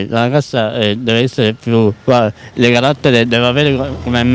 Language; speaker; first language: Italian; non-native, local second language; Sicilian